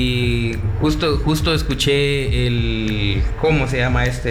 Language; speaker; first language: Spanish; native; Spanish